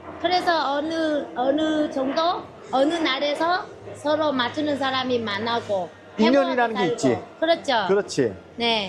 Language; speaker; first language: Korean; non-native, fluent; Vietnamese